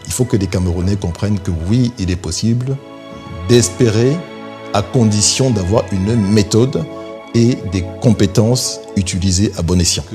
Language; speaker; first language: French; early bilingual, other home language; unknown